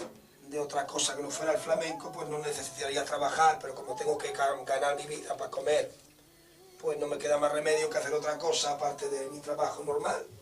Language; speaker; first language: Spanish; native; Spanish